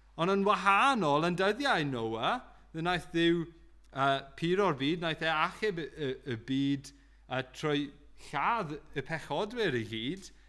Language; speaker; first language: Welsh; non-native, local second language; English